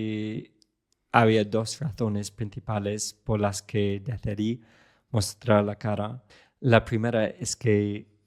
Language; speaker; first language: Spanish; non-native, fluent; English